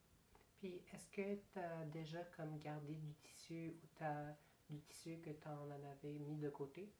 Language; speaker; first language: French; native; French